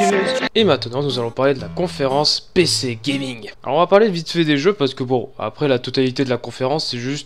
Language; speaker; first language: French; native; French